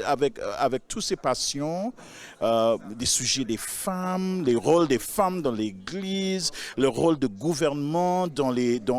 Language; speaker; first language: French; non-native, local second language; English